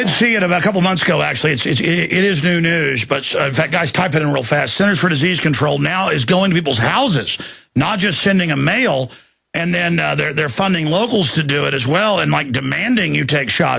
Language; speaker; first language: English; native; English